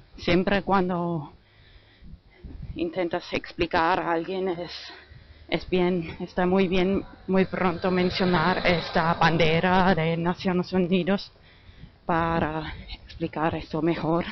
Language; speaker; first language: Spanish; non-native, fluent; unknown